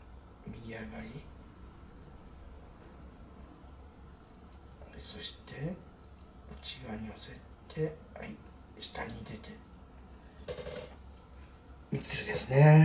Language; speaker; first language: Japanese; native; Japanese